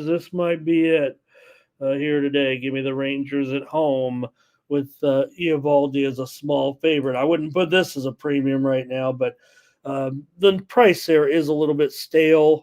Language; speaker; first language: English; native; English